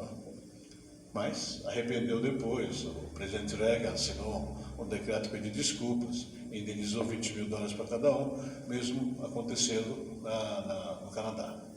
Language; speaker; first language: Portuguese; early bilingual, other home language; Japanese